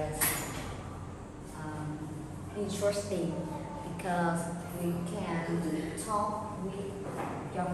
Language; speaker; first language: English; non-native, learner; Vietnamese